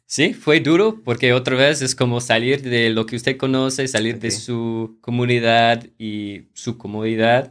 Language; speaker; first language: Spanish; non-native, fluent; English